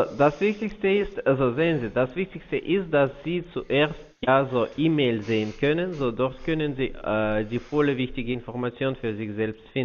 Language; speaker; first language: German; non-native, fluent; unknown